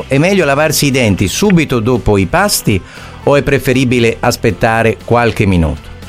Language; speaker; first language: Italian; native; Italian